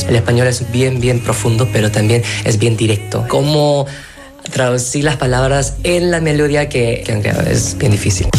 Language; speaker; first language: Spanish; non-native, learner; Korean